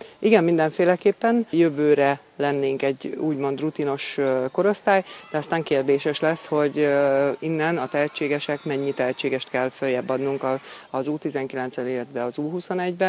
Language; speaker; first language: Hungarian; native; Hungarian